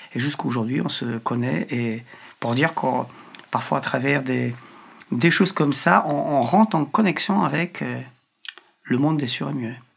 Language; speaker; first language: French; non-native, fluent; Polish